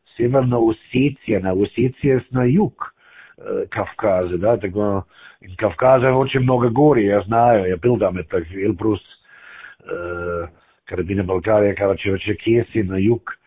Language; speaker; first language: Russian; non-native, learner; German